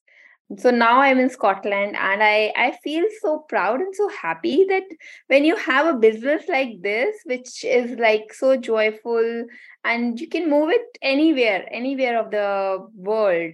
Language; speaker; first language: English; non-native, local second language; Hindi